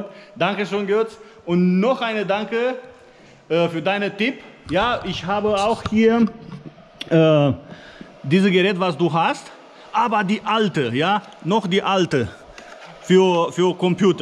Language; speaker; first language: German; non-native, fluent; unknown